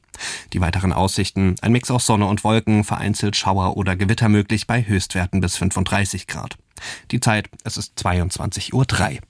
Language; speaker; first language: German; native; German